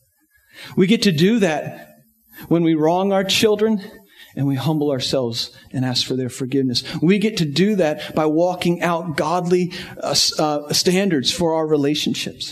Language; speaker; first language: English; native; English